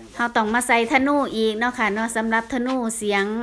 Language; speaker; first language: Thai; native; Thai